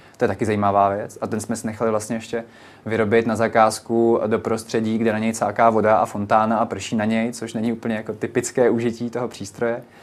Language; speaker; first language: Czech; native; Czech